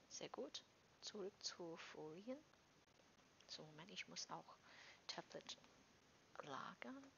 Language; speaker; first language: German; non-native, fluent; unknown